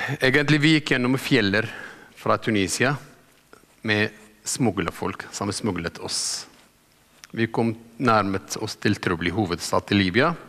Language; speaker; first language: Norwegian; non-native, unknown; Arabic